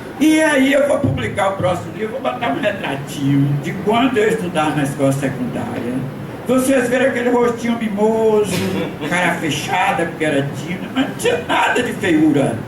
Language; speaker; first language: Portuguese; native; Portuguese